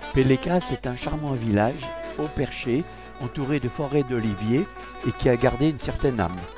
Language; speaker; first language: French; native; French